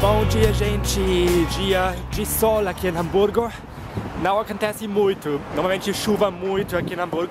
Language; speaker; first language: Portuguese; non-native, fluent; German